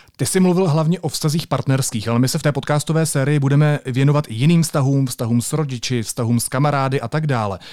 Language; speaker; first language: Czech; native; Czech